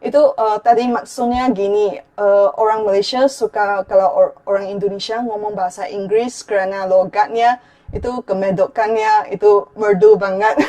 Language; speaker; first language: Indonesian; non-native, fluent; Chinese